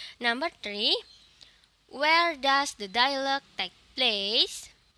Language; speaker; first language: English; non-native, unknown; Indonesian